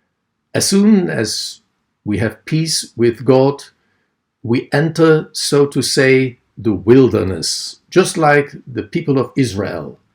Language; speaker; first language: English; non-native, fluent; Dutch